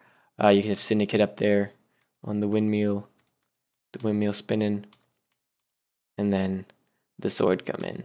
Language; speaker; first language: English; native; English